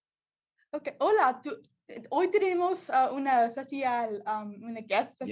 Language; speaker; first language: Spanish; non-native, learner; English